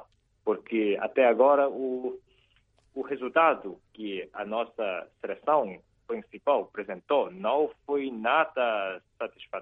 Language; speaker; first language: Portuguese; non-native, fluent; Chinese